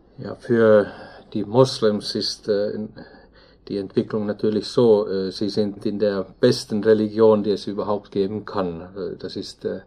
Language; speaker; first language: German; non-native, fluent; Finnish